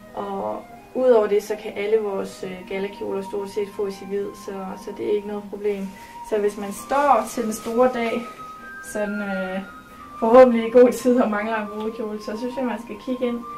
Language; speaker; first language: Danish; native; Danish